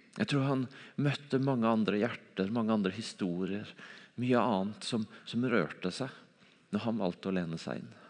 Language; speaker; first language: Norwegian; native; Norwegian